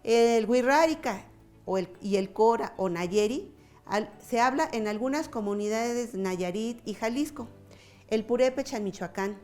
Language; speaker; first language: Spanish; native; Spanish